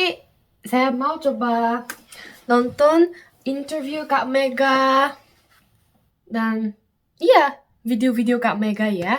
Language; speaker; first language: Indonesian; non-native, fluent; Korean